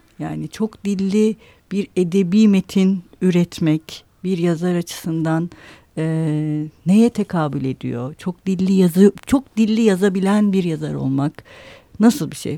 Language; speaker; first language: Turkish; native; Turkish